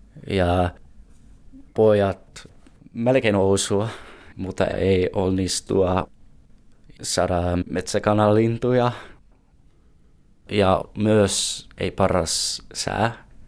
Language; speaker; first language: Finnish; non-native, learner; English